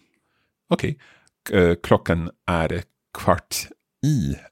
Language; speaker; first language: Swedish; non-native, learner; English